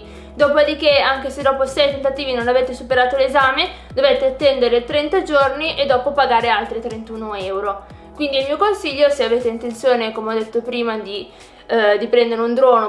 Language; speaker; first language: Italian; native; Italian